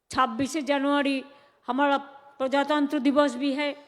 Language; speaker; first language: Hindi; non-native, local second language; Bangla